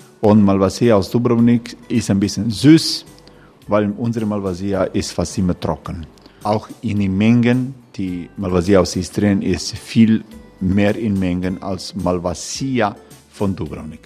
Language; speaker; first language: German; non-native, learner; Croatian